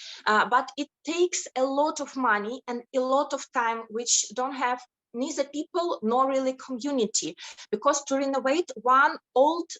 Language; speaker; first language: English; non-native, fluent; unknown